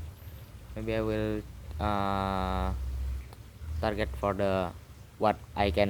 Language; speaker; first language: English; non-native, learner; Indonesian